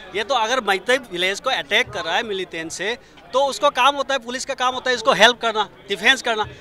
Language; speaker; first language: Hindi; non-native, local second language; Manipuri